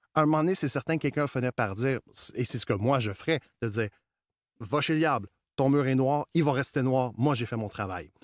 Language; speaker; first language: French; native; French